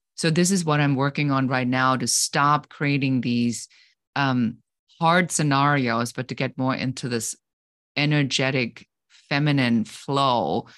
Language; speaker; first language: English; non-native, fluent; German